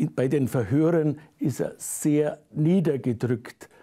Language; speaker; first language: German; native; German